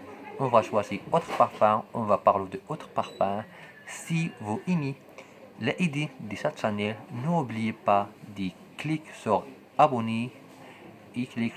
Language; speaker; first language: French; non-native, local second language; Arabic